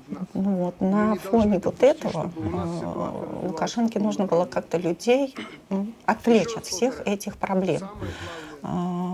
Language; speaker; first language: Russian; native; Russian